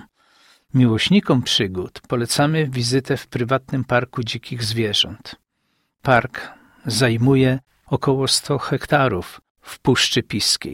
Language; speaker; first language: Polish; native; Polish